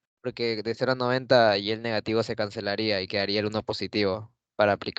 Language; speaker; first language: Spanish; native; Spanish